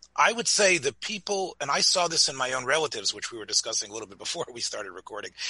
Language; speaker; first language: English; native; English